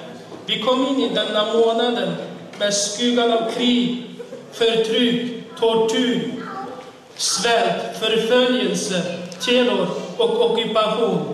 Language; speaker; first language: Swedish; non-native, fluent; Uyghur